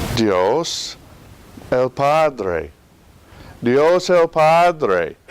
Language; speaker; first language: Spanish; non-native, fluent; English